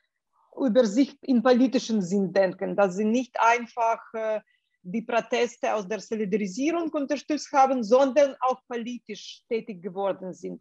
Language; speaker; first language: German; non-native, fluent; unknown